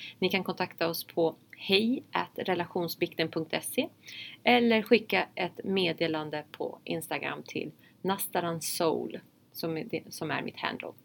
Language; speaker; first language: Swedish; early bilingual, other home language; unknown